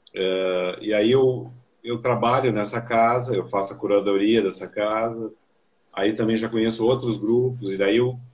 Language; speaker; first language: Portuguese; native; Portuguese